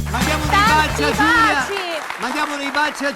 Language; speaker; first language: Italian; native; Italian